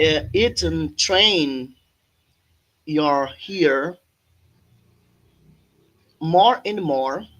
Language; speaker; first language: English; non-native, fluent; Portuguese